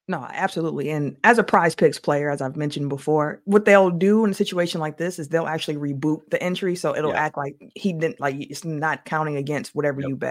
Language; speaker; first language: English; native; English